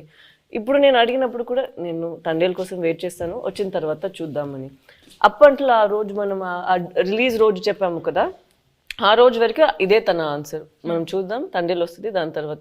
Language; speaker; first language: Telugu; non-native, fluent; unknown